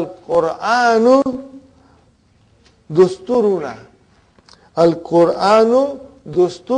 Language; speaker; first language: Arabic; non-native, fluent; Urdu